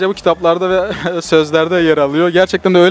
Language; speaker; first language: Turkish; native; Turkish